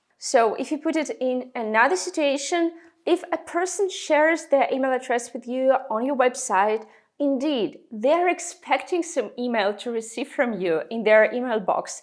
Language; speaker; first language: English; non-native, fluent; Russian